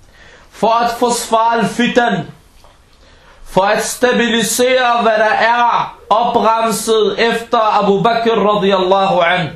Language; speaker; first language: Danish; early bilingual, other home language; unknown